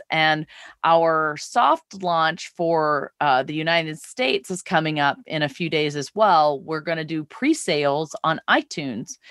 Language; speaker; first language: English; native; English